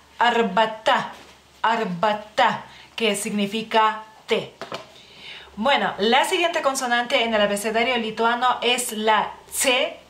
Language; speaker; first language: Spanish; non-native, fluent; Lithuanian